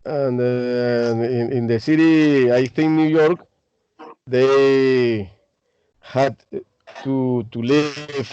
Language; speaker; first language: English; non-native, learner; Spanish